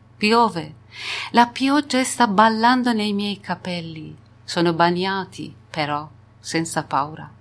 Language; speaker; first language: Italian; non-native, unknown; Persian